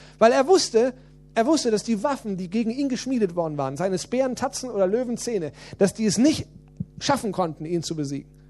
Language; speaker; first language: German; native; German